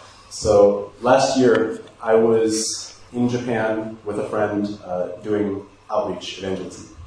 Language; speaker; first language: English; native; English